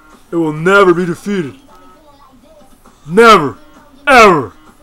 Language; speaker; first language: English; native; English